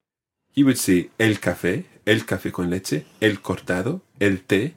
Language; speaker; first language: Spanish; non-native, fluent; English